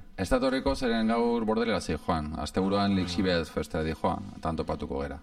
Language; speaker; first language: Basque; native; Basque